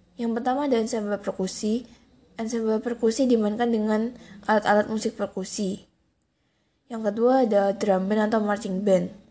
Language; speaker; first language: Indonesian; native; Indonesian